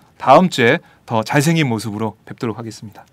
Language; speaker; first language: Korean; native; Korean